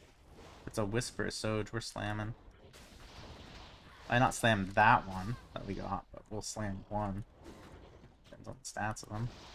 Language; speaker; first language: English; native; English